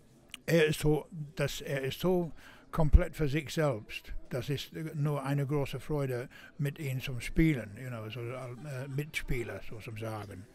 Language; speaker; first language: German; non-native, fluent; English